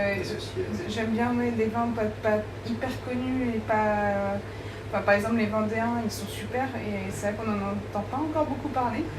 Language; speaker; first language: French; native; French